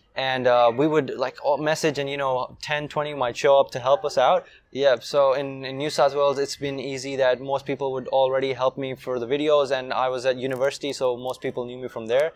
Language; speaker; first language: English; non-native, fluent; Urdu